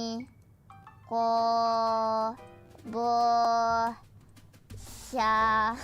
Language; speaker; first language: Japanese; non-native, learner; Indonesian